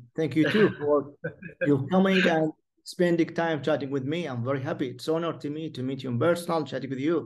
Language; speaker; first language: English; non-native, fluent; Arabic